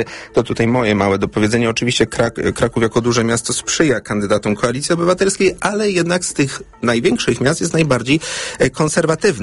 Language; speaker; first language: Polish; native; Polish